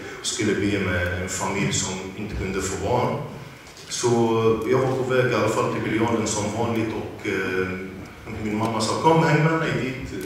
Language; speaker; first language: Swedish; early bilingual, other home language; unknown